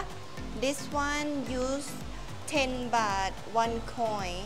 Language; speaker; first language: English; non-native, learner; Thai